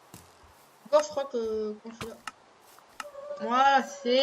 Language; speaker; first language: French; native; French